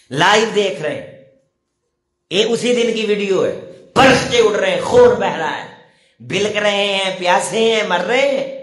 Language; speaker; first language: Urdu; non-native, local second language; Punjabi